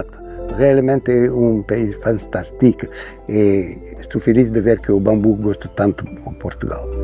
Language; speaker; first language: Portuguese; non-native, fluent; French